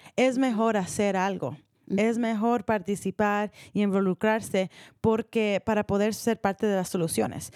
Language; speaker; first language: Spanish; early bilingual, heritage; Spanish